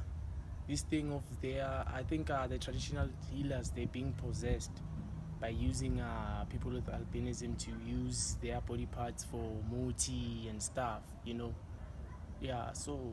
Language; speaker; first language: English; non-native, local second language; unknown